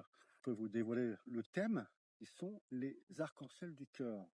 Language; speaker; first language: French; native; French